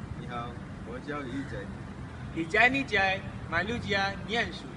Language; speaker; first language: Chinese; non-native, learner; Malay